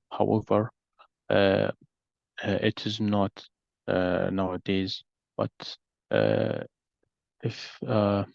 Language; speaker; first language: English; non-native, learner; Arabic